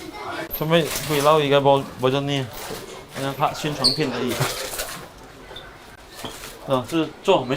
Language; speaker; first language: Chinese; native; Chinese